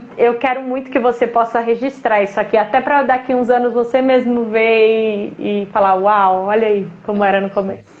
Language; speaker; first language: Portuguese; native; Portuguese